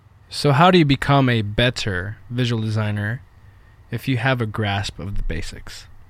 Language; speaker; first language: English; native; English